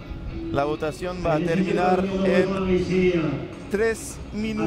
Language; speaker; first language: Spanish; non-native, learner; French